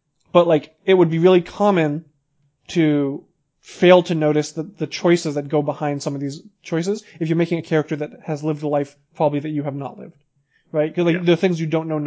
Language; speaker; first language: English; native; English